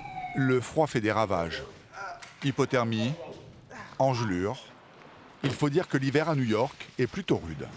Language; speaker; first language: French; native; French